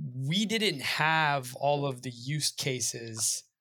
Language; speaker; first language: English; native; English